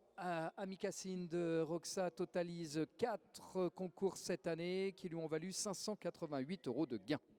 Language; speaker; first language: French; native; French